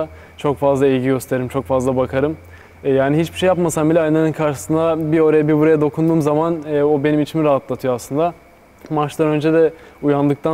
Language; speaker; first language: Turkish; native; Turkish